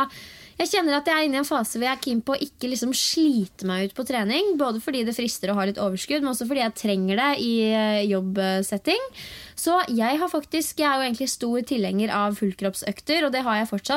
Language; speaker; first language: Norwegian; native; Norwegian